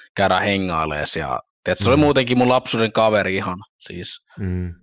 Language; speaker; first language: Finnish; early bilingual, other home language; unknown